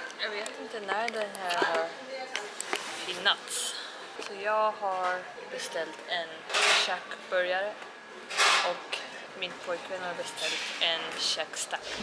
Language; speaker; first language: Swedish; early bilingual, heritage; Korean